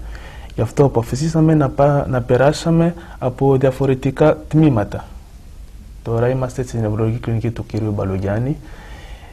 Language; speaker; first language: Greek; non-native, fluent; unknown